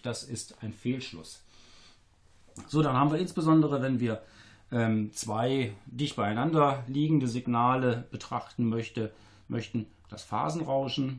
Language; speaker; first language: German; native; German